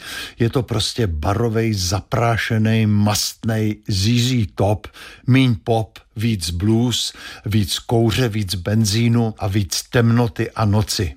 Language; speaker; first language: Czech; native; Czech